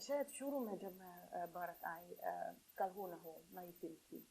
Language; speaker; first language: Hindi; non-native, fluent; Finnish